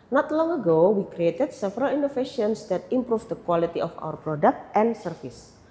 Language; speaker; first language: English; non-native, fluent; Indonesian